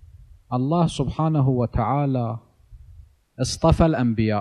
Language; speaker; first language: Arabic; native; Arabic